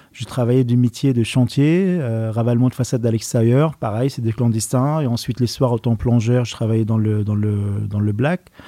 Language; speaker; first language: French; non-native, fluent; Arabic